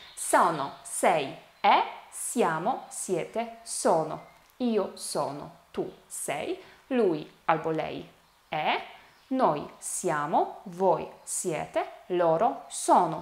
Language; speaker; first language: Italian; non-native, fluent; Polish